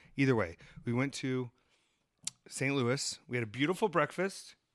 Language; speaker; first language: English; native; English